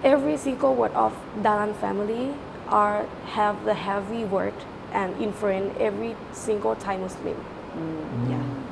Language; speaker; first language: English; non-native, learner; Thai